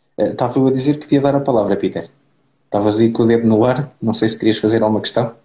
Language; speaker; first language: Portuguese; native; Portuguese